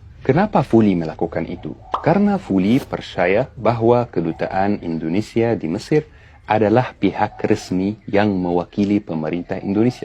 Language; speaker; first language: Indonesian; non-native, fluent; Arabic